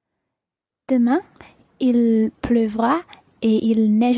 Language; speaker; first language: French; non-native, learner; English